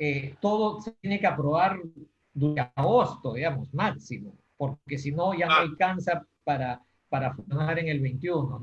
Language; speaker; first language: Spanish; native; Spanish